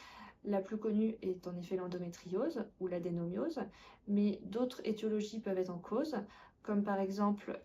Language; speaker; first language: French; native; French